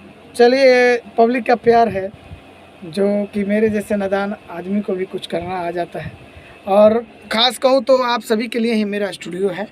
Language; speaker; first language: Hindi; non-native, local second language; Bhojpuri